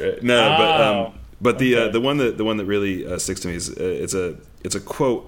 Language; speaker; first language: English; native; English